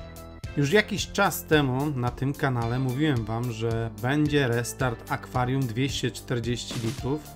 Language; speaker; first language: Polish; native; Polish